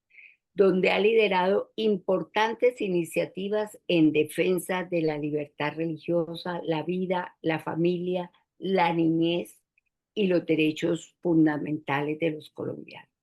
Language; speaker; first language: Spanish; native; Spanish